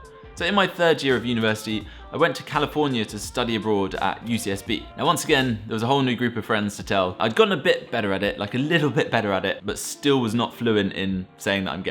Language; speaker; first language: English; native; English